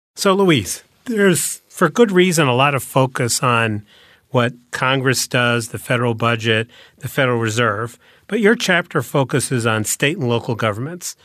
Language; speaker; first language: English; native; English